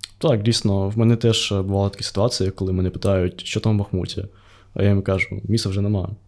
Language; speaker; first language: Ukrainian; non-native, local second language; Russian